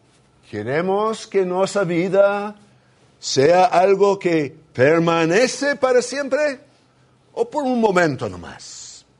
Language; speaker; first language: Spanish; non-native, fluent; English